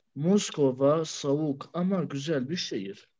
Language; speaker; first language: Turkish; non-native, learner; Arabic